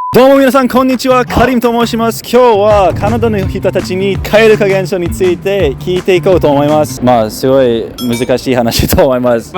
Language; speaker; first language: Japanese; non-native, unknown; English